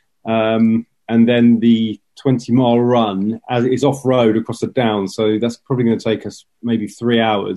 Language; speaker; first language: English; native; English